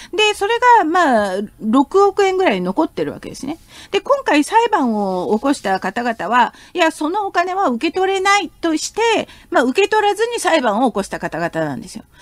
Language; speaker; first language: Japanese; non-native, fluent; Korean